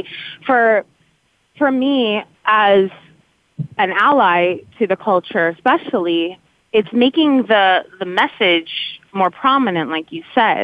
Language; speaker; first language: English; native; English